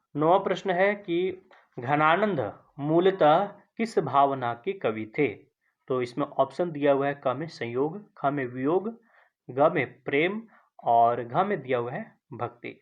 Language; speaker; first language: Hindi; native; Hindi